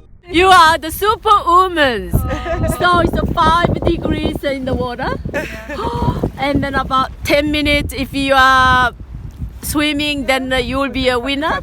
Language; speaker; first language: English; non-native, learner; Korean